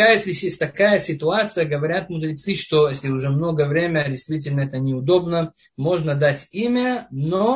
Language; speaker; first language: Russian; non-native, fluent; Hebrew